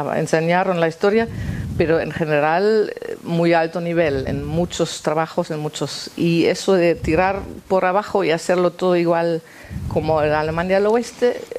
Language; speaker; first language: Spanish; non-native, fluent; German